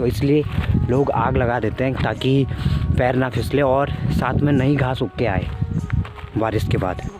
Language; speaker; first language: Hindi; non-native, local second language; Garhwali